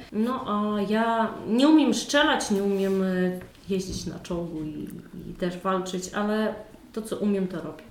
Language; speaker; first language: Polish; early bilingual, heritage; Polish